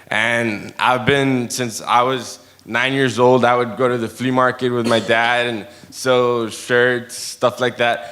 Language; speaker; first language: English; early bilingual, other home language; Spanish